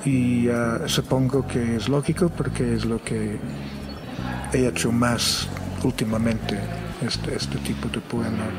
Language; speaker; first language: Spanish; non-native, fluent; English